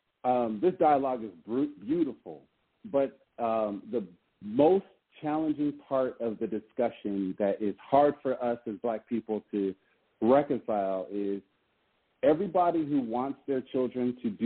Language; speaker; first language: English; native; English